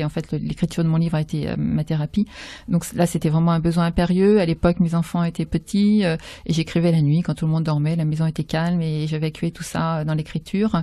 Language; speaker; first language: French; native; French